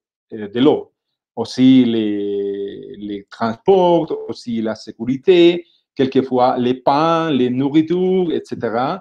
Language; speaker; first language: French; non-native, fluent; Spanish